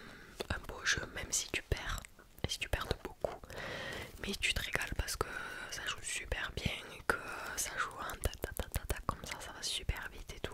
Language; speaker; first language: French; native; French